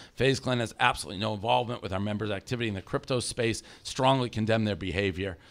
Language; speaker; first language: English; native; English